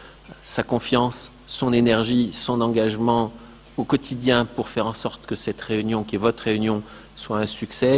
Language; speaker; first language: French; native; French